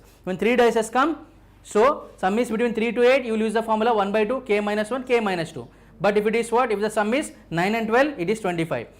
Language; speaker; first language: English; non-native, local second language; Telugu